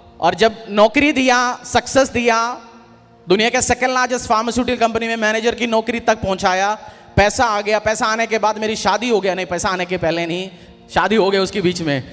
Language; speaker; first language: Hindi; non-native, local second language; Malayalam